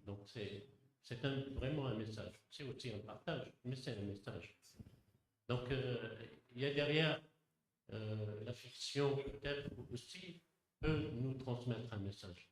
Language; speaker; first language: French; non-native, local second language; Arabic